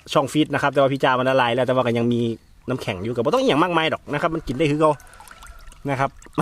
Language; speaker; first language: Thai; native; Thai